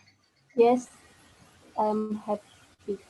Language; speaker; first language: English; non-native, learner; Indonesian